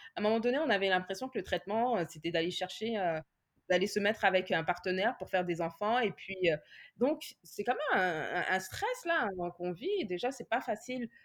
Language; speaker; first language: French; native; French